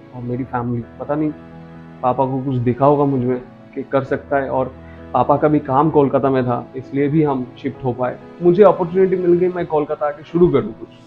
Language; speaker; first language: Hindi; non-native, local second language; Bangla